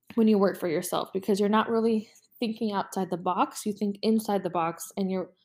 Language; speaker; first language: English; native; English